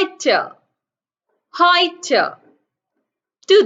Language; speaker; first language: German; non-native, fluent; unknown